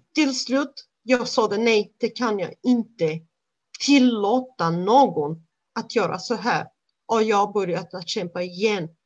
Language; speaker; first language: Swedish; non-native, fluent; Romanian